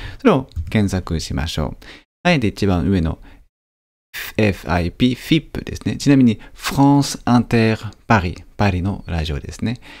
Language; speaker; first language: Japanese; non-native, fluent; French